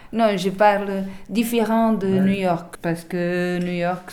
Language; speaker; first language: French; non-native, learner; Portuguese